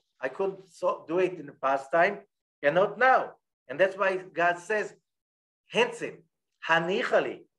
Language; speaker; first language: English; non-native, fluent; Hebrew